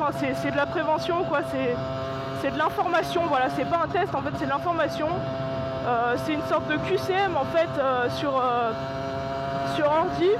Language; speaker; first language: French; native; French